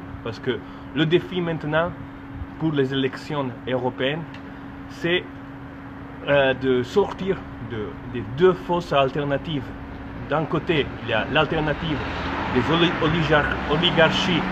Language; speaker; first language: French; non-native, fluent; Italian